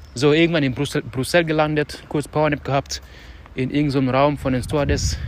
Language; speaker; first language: German; non-native, fluent; Wolof